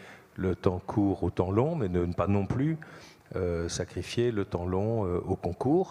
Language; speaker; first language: French; native; French